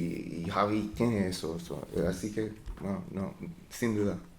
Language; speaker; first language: Spanish; non-native, learner; English